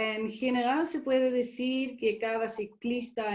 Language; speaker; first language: Spanish; non-native, fluent; Dutch